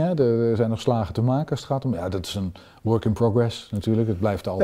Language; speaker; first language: Dutch; native; Dutch